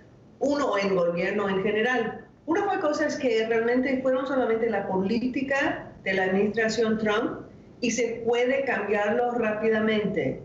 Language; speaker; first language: Spanish; non-native, fluent; English